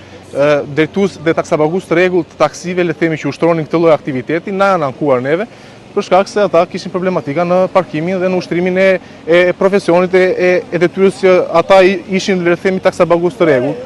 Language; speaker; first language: Albanian; native; Albanian